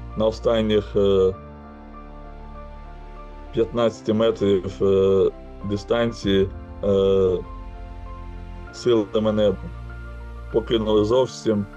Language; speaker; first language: Ukrainian; non-native, local second language; Russian